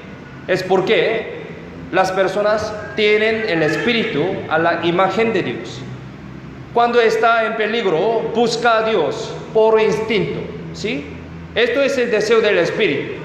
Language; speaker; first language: Spanish; non-native, fluent; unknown